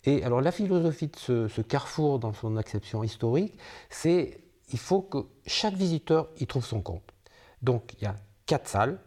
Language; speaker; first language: French; native; French